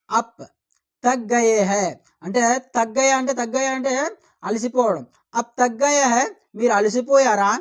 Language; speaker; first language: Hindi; non-native, local second language; Telugu